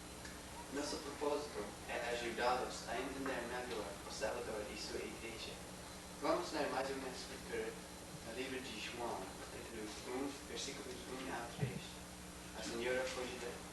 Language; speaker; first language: Portuguese; non-native, learner; English